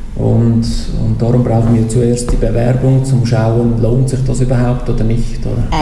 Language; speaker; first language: German; native; German